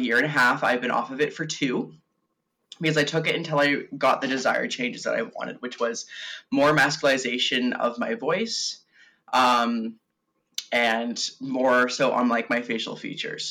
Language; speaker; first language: English; native; English